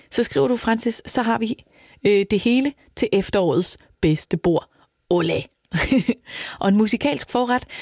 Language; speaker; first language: Danish; native; Danish